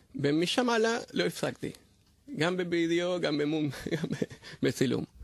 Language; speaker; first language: Hebrew; non-native, fluent; Spanish